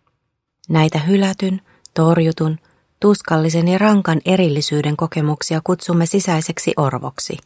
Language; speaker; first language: Finnish; native; Finnish